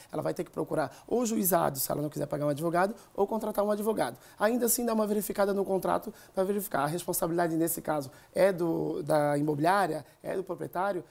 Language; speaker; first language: Portuguese; native; Portuguese